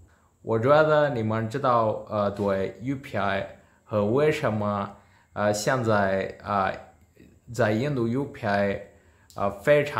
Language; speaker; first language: Chinese; non-native, learner; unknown